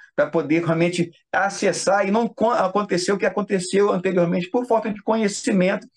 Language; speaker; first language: Portuguese; native; Portuguese